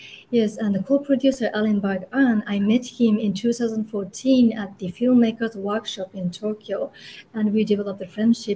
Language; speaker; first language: English; non-native, fluent; Japanese